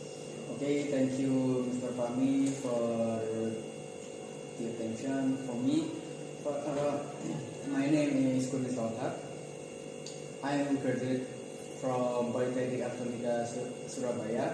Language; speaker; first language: English; non-native, learner; Indonesian